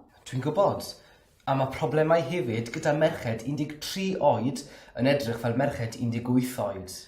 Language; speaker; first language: Welsh; non-native, learner; English